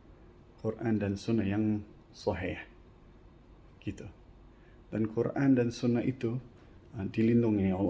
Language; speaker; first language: Indonesian; non-native, fluent; English